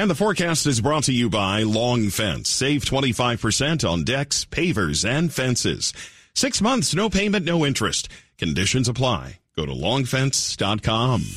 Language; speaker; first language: English; native; English